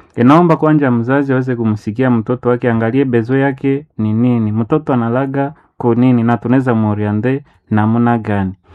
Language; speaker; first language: Swahili; non-native, local second language; Nande